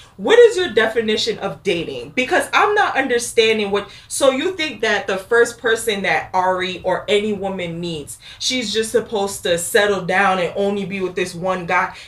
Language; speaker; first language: English; native; English